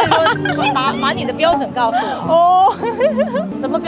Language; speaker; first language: Chinese; native; Chinese